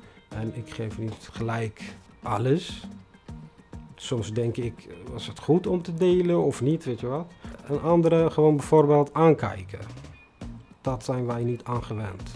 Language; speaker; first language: Dutch; non-native, fluent; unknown